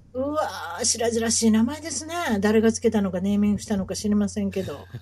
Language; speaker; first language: Japanese; native; Japanese